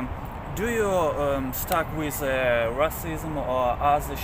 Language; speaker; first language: English; non-native, learner; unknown